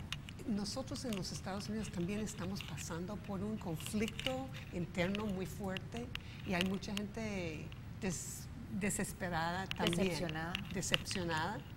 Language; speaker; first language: Spanish; non-native, fluent; English